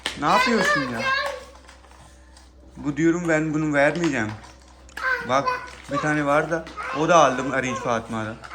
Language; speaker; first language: Turkish; non-native, learner; Urdu